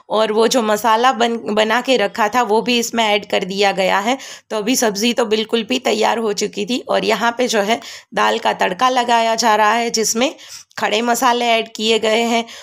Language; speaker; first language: Hindi; non-native, local second language; Gujarati